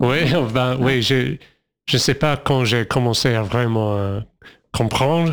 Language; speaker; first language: French; non-native, fluent; English